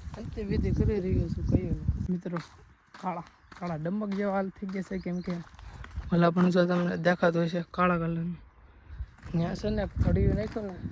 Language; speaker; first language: Gujarati; native; Gujarati